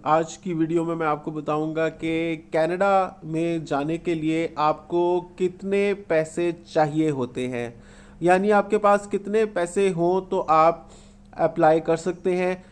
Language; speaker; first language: Urdu; native; Urdu